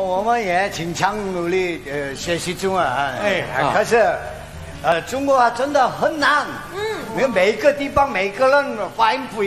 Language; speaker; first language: Chinese; non-native, learner; Korean